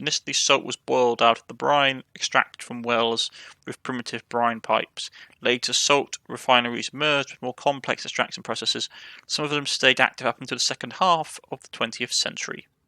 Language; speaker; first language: English; native; English